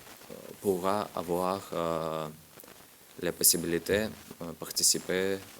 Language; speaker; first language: French; non-native, learner; Russian